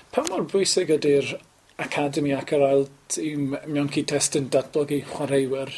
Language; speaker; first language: Welsh; native; Welsh